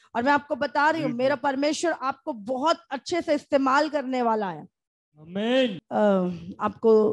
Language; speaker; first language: Hindi; native; Hindi